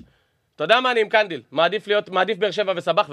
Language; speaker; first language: Hebrew; native; Hebrew